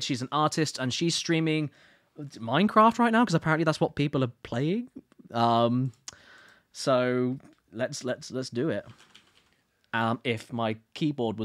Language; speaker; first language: English; native; English